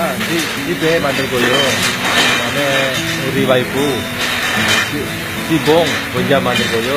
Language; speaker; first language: Korean; non-native, learner; Indonesian